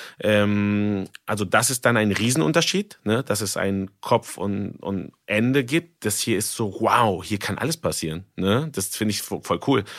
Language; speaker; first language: German; non-native, fluent; Spanish